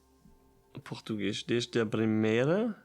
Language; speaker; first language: Portuguese; non-native, learner; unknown